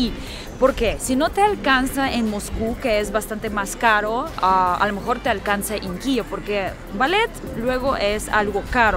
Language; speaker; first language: Spanish; early bilingual, heritage; Russian